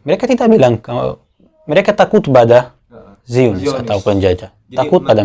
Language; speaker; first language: Indonesian; non-native, fluent; Arabic